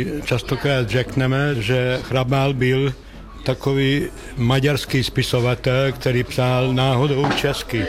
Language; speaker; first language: Czech; non-native, fluent; Hungarian